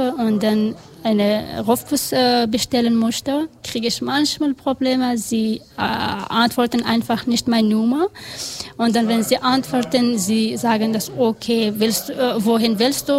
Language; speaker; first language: German; non-native, learner; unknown